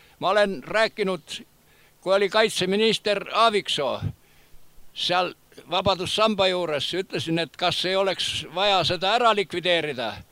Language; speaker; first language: Estonian; native; Estonian